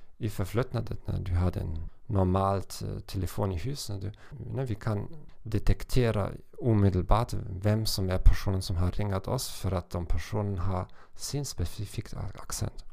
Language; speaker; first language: Swedish; non-native, learner; German